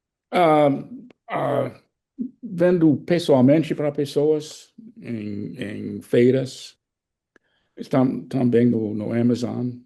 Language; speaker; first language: Portuguese; non-native, fluent; English